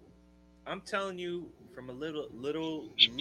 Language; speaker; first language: English; native; English